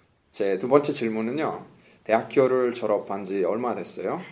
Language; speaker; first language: Korean; non-native, fluent; Italian